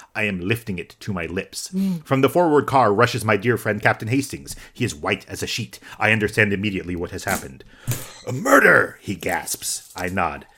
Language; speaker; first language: English; native; English